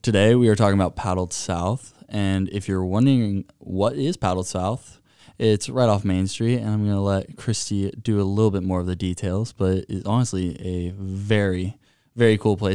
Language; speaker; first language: English; native; English